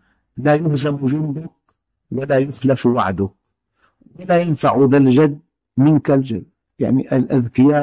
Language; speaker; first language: Arabic; native; Arabic